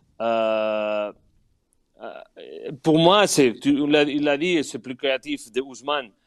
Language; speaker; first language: French; non-native, fluent; Catalan